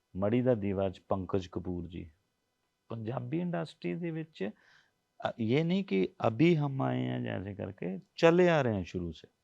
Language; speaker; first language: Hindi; non-native, local second language; Punjabi